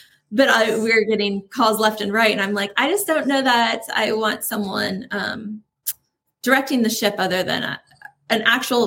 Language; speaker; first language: English; native; English